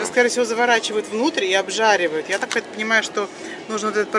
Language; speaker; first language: Russian; native; Russian